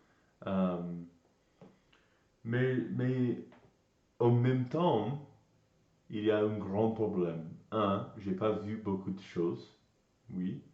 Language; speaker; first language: French; non-native, learner; English